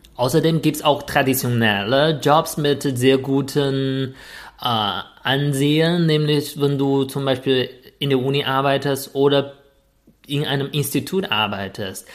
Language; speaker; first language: German; non-native, fluent; Chinese